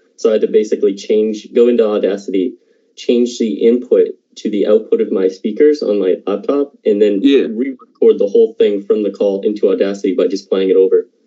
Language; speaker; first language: English; native; English